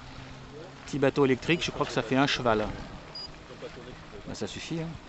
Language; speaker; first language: French; native; French